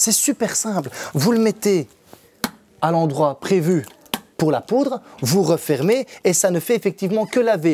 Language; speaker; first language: French; native; French